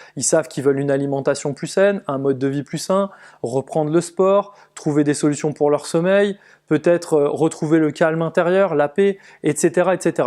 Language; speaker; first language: French; native; French